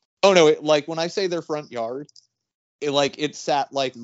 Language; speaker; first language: English; native; English